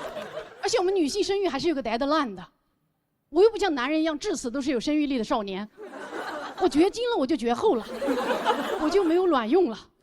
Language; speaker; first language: Chinese; native; Chinese